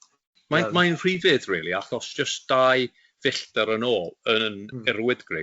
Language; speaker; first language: Welsh; non-native, local second language; English